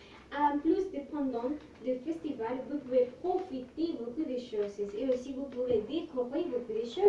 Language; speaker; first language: French; non-native, learner; Spanish